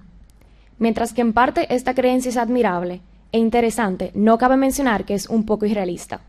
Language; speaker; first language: Spanish; early bilingual, heritage; Spanish